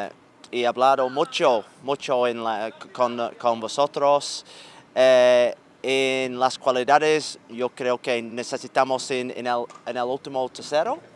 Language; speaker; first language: Spanish; non-native, learner; English